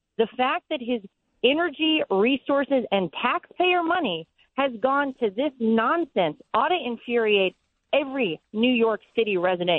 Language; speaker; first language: English; native; English